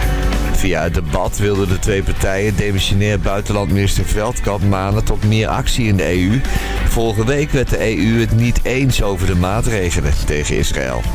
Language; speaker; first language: Dutch; native; Dutch